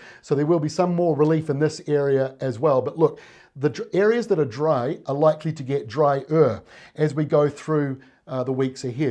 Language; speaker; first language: English; native; English